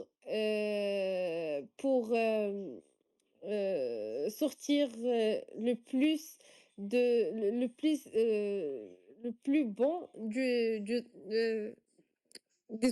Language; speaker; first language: French; non-native, local second language; Arabic